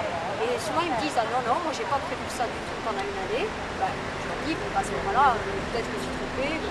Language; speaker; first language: French; native; French